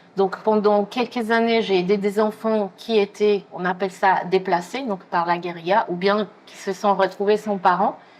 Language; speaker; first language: French; non-native, fluent; Spanish